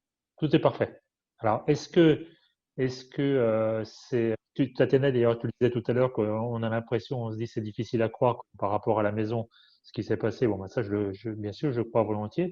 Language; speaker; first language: French; native; French